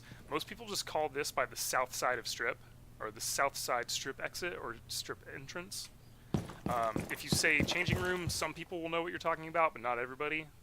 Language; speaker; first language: English; native; English